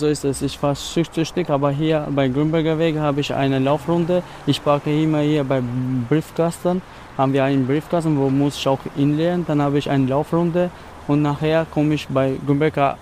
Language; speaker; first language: German; non-native, learner; Albanian